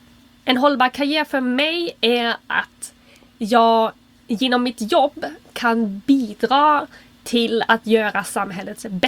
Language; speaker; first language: Swedish; non-native, fluent; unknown